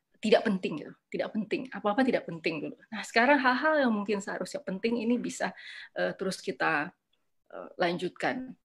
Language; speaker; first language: Indonesian; native; Indonesian